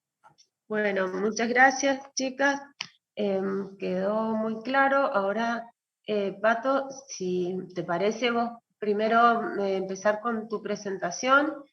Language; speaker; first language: Spanish; native; Spanish